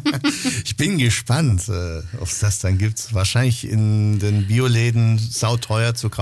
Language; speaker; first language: German; native; German